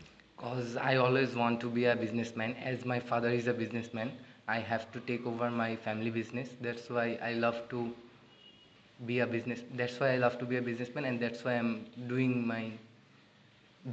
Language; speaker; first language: English; non-native, learner; Bangla